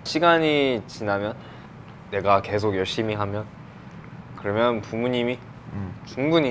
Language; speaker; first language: Korean; non-native, fluent; English